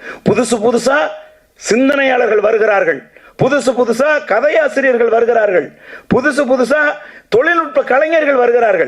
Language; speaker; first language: Tamil; native; Tamil